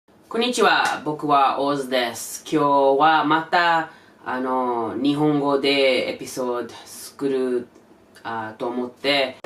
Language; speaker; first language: Japanese; non-native, learner; English